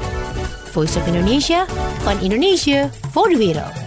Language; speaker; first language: Dutch; non-native, fluent; Indonesian